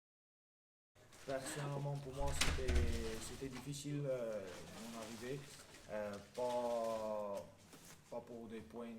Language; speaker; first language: French; non-native, fluent; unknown